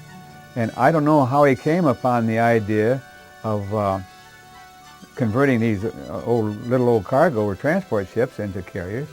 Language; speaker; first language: English; native; English